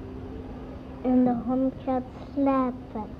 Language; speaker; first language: Dutch; early bilingual, other home language; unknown